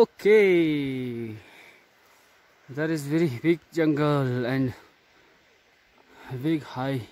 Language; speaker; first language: English; non-native, learner; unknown